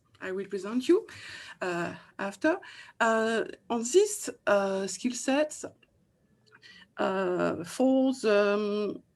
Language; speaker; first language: English; non-native, fluent; French